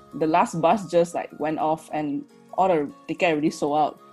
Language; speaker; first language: English; non-native, local second language; Chinese